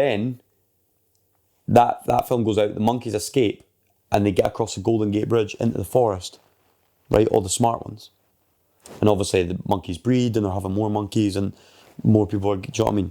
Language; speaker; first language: English; native; English